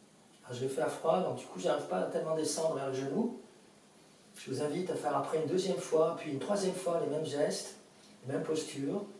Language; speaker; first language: French; native; French